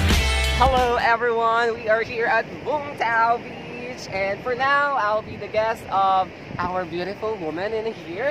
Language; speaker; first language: English; non-native, fluent; Filipino